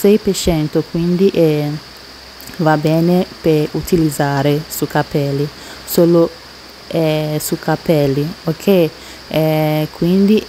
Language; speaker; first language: Italian; non-native, learner; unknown